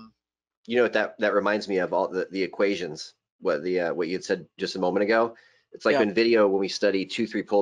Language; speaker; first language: English; native; English